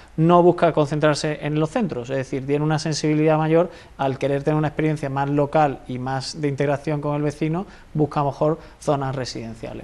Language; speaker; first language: Spanish; native; Spanish